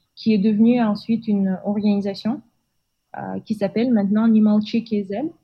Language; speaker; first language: French; non-native, fluent; Russian